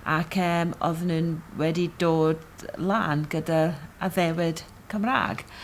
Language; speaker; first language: Welsh; non-native, fluent; English